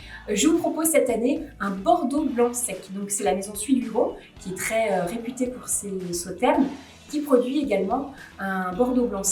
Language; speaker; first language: French; native; French